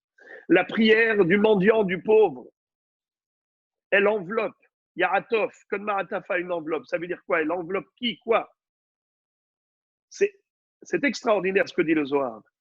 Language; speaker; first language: French; native; French